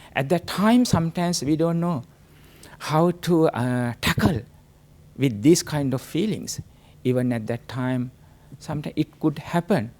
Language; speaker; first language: English; non-native, local second language; Sinhala